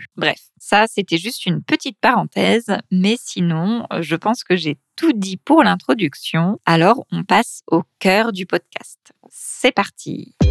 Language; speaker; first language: French; native; French